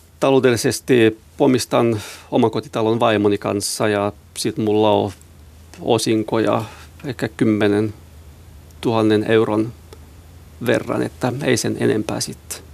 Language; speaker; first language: Finnish; non-native, local second language; Swedish